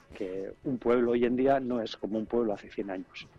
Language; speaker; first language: Spanish; non-native, local second language; Basque